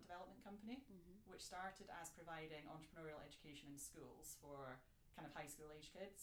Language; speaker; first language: English; native; English